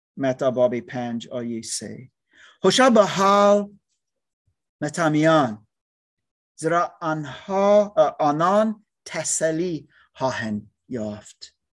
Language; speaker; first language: Persian; non-native, learner; English